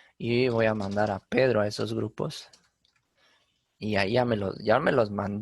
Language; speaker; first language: Spanish; native; Spanish